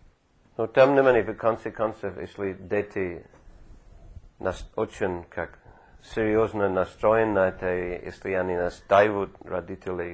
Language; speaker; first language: Russian; non-native, fluent; English